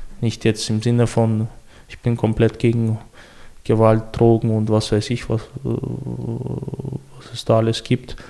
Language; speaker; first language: German; early bilingual, other home language; Chechen